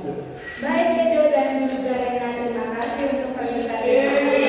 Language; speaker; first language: Indonesian; native; Indonesian